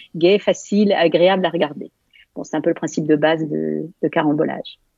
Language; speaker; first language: French; native; French